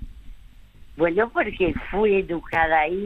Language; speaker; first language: Spanish; early bilingual, other home language; French